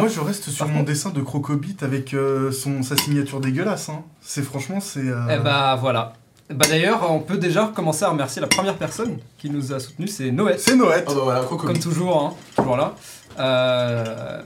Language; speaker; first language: French; native; French